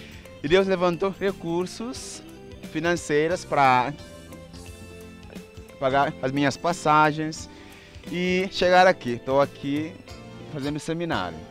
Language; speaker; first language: Portuguese; non-native, fluent; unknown